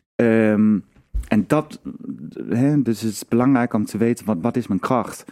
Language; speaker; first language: Dutch; non-native, fluent; Danish